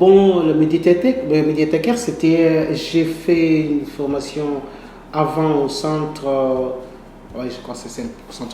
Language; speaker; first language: French; non-native, learner; Portuguese